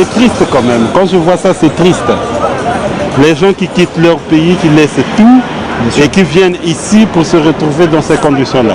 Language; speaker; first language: French; non-native, local second language; Haitian Creole